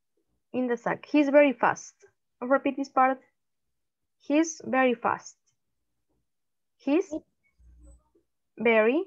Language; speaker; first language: English; non-native, learner; Spanish